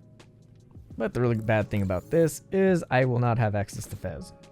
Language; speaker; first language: English; native; English